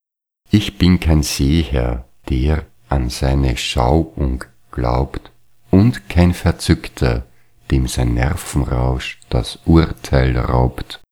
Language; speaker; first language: German; native; German